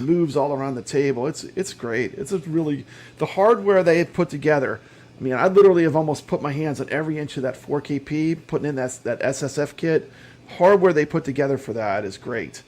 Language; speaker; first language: English; native; English